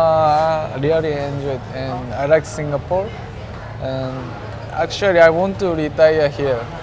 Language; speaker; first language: English; non-native, learner; Japanese